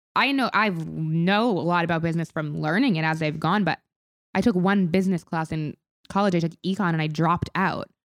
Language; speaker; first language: English; native; English